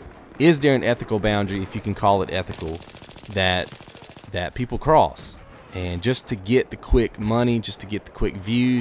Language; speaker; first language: English; native; English